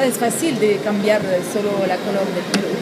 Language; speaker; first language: Spanish; non-native, learner; French